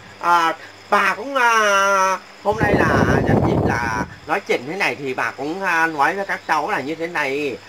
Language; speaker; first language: Vietnamese; non-native, local second language; Muong